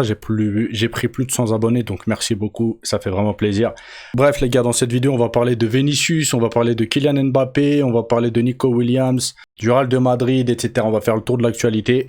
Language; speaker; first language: French; native; French